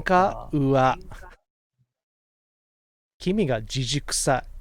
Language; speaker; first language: Japanese; non-native, fluent; English